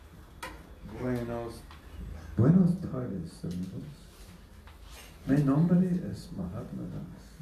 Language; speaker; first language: Spanish; non-native, learner; English